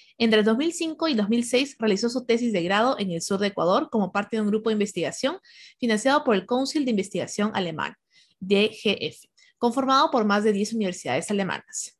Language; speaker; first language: Spanish; native; Spanish